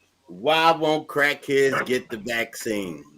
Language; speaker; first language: English; native; English